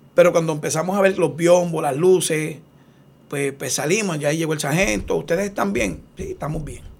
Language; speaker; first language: Spanish; native; Spanish